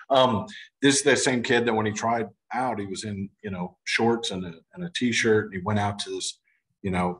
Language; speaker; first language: English; native; English